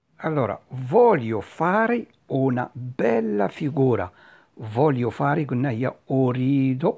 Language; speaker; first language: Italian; non-native, fluent; Arabic